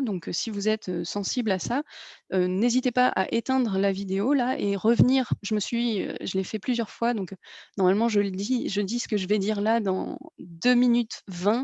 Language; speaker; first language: French; native; French